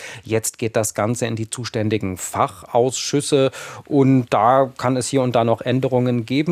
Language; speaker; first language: German; native; German